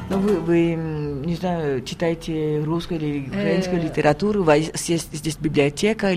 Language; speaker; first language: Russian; non-native, fluent; French